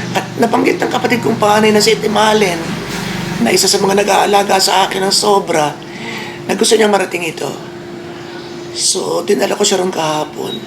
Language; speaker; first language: Filipino; native; Filipino